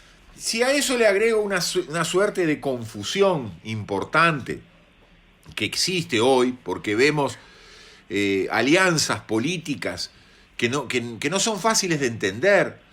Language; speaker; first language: Spanish; native; Spanish